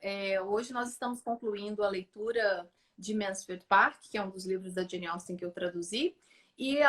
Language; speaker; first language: Portuguese; native; Portuguese